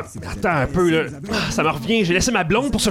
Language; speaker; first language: French; native; French